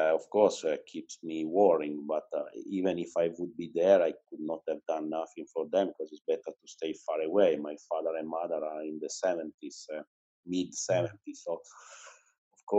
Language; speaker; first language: English; non-native, fluent; Italian